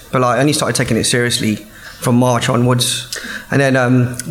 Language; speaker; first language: English; native; English